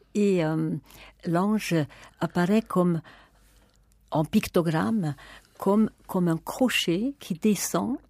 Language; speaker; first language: French; non-native, fluent; Hungarian